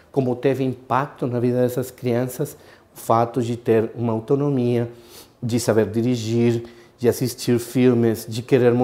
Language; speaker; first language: Portuguese; non-native, fluent; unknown